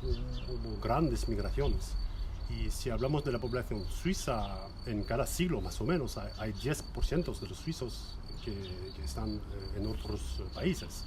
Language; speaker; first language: Spanish; non-native, fluent; French